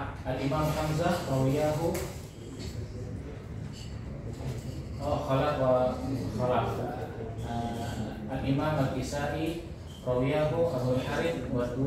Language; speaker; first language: Arabic; non-native, learner; Indonesian